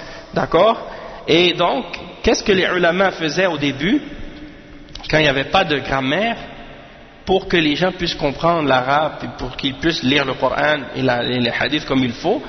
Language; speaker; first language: French; native; French